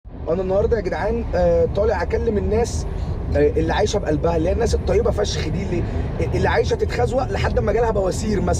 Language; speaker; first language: Arabic; native; Arabic